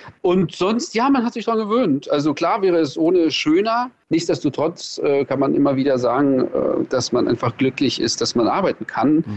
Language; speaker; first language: German; early bilingual, other home language; Russian